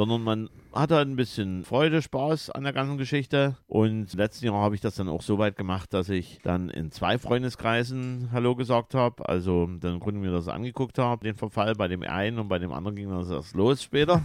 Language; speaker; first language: German; native; German